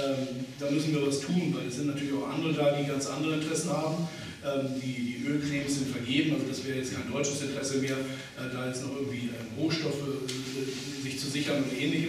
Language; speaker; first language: German; native; German